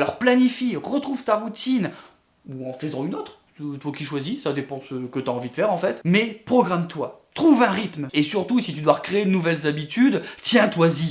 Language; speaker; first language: French; native; French